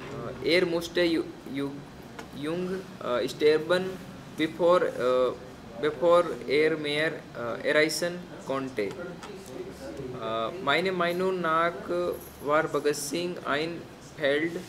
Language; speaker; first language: German; non-native, learner; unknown